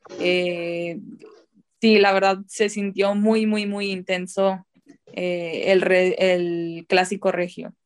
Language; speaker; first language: Spanish; early bilingual, heritage; Spanish